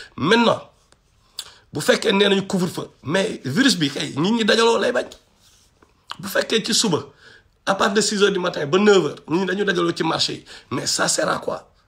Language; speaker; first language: Wolof; non-native, local second language; Fula